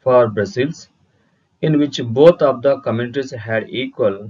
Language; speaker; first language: English; non-native, local second language; Telugu